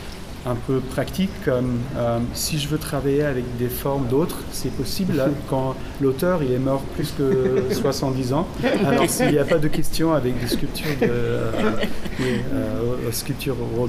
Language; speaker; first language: French; non-native, fluent; German